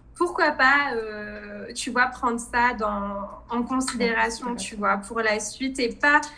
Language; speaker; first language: French; native; French